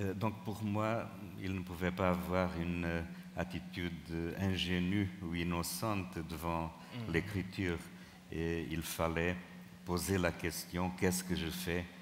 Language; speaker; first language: French; non-native, fluent; Portuguese